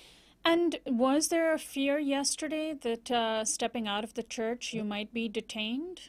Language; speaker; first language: English; native; English